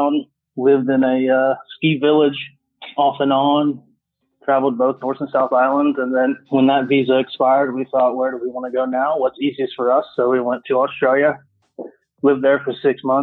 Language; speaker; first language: English; native; English